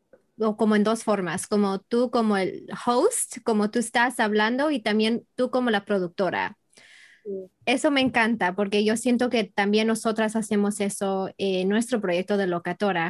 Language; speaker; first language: Spanish; early bilingual, heritage; English